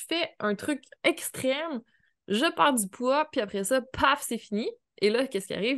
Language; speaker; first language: French; native; French